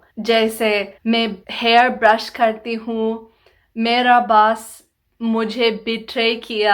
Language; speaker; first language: Hindi; non-native, learner; Telugu